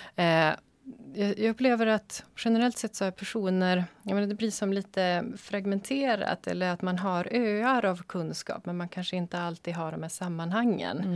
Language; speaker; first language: Swedish; native; Swedish